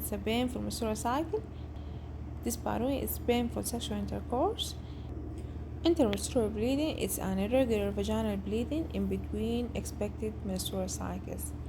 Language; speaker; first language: English; non-native, local second language; Arabic